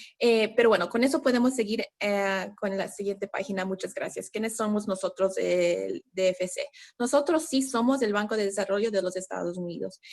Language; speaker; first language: Spanish; early bilingual, heritage; Spanish